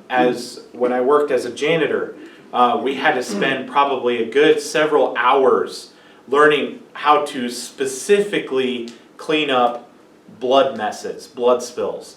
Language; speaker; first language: English; native; English